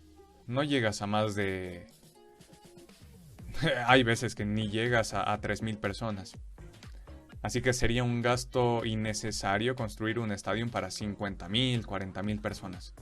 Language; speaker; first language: Spanish; native; Spanish